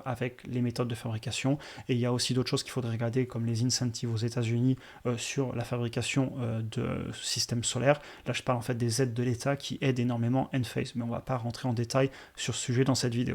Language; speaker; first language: French; native; French